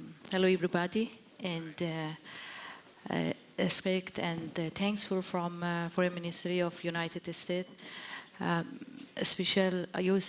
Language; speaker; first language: English; non-native, learner; Persian